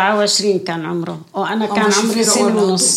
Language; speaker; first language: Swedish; non-native, learner; Arabic